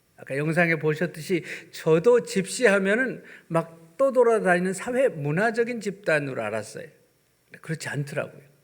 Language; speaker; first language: Korean; native; Korean